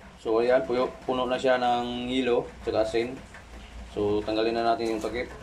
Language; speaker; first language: Filipino; non-native, local second language; Hiligaynon